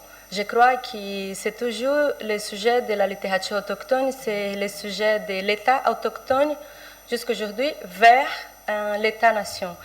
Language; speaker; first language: French; non-native, fluent; Portuguese